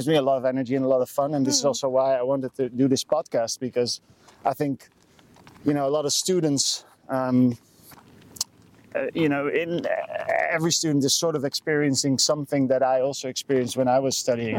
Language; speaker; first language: English; non-native, fluent; Dutch